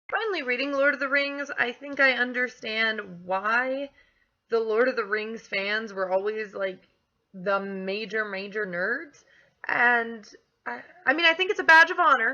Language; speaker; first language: English; native; English